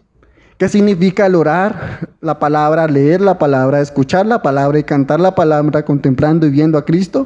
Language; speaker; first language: Spanish; native; Spanish